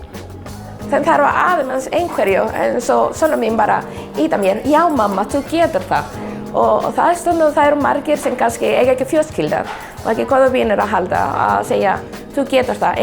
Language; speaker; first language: Icelandic; non-native, learner; Spanish